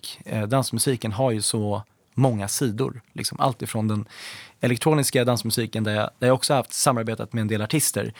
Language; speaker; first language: Swedish; native; Swedish